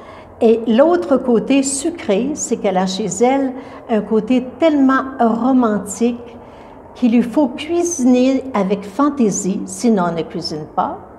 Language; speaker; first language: French; native; French